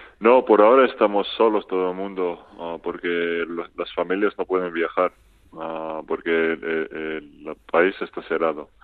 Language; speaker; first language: Spanish; non-native, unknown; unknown